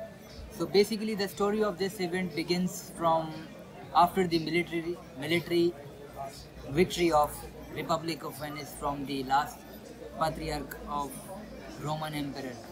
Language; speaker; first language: English; non-native, fluent; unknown